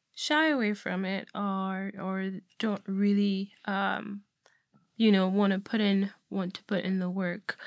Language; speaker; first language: English; non-native, local second language; Yoruba